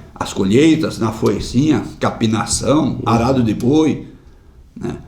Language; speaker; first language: Portuguese; non-native, local second language; German